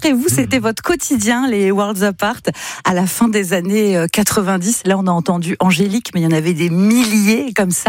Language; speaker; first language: French; native; French